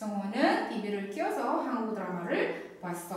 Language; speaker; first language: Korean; non-native, fluent; Indonesian